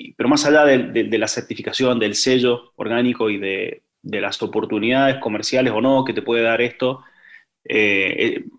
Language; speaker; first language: Spanish; native; Spanish